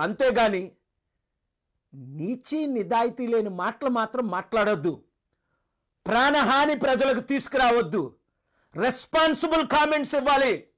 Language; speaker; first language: Telugu; native; Telugu